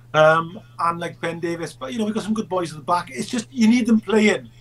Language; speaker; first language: English; native; English